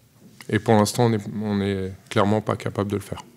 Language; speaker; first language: French; native; French